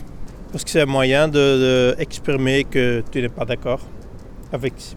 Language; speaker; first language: French; non-native, local second language; Dutch